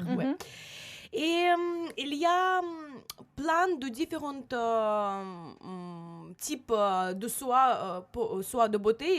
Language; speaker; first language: French; non-native, learner; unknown